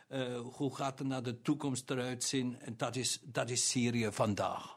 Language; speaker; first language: Dutch; non-native, local second language; German